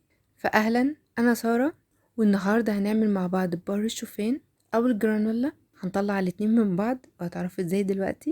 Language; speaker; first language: Arabic; native; Arabic